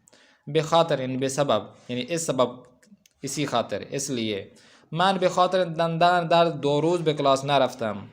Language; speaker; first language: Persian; non-native, fluent; Urdu